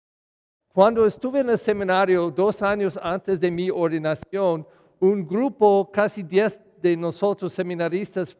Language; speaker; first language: Spanish; non-native, learner; English